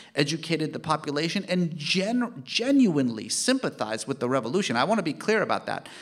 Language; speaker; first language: English; early bilingual, other home language; Persian